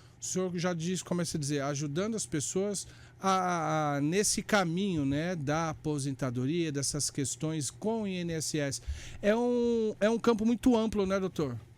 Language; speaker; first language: Portuguese; native; Portuguese